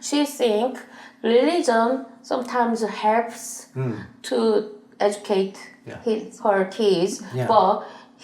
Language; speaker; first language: English; non-native, learner; Korean